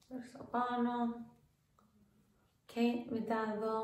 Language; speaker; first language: Greek; early bilingual, heritage; English